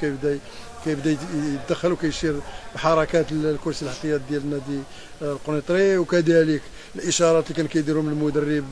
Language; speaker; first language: Arabic; native; Arabic